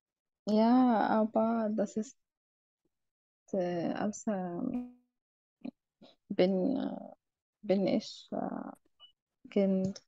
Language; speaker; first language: German; non-native, learner; Arabic